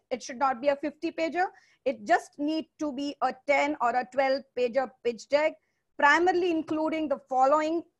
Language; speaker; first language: English; non-native, local second language; Hindi